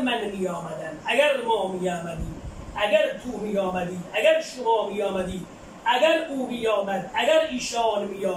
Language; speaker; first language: Persian; non-native, fluent; Urdu